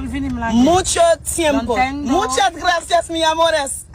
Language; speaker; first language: Spanish; non-native, learner; Haitian Creole